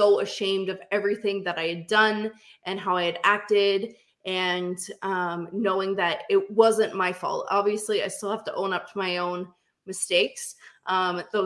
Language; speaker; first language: English; native; English